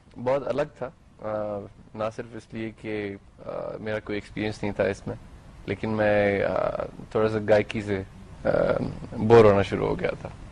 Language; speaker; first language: Urdu; non-native, local second language; Punjabi